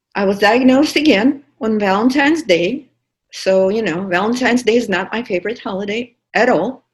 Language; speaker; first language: English; non-native, fluent; Russian